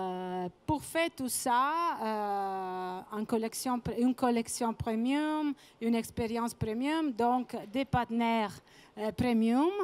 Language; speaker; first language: French; non-native, fluent; Italian